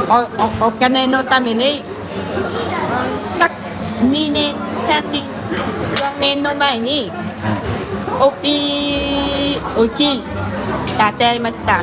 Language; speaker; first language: Japanese; non-native, learner; Vietnamese